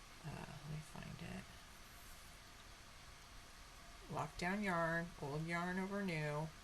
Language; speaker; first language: English; native; English